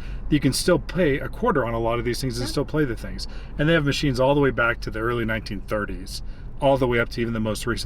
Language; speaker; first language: English; native; English